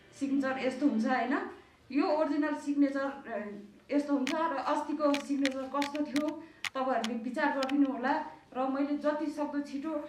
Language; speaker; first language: Nepali; non-native, local second language; Eastern Tamang